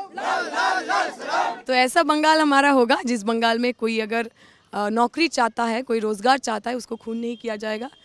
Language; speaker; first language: Hindi; non-native, local second language; Bangla